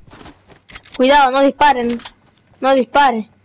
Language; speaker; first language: Spanish; early bilingual, heritage; Spanish